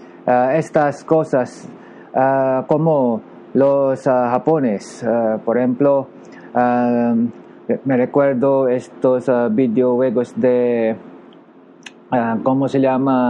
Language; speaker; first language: Spanish; non-native, learner; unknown